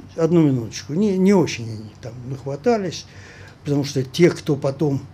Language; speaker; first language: Russian; native; Russian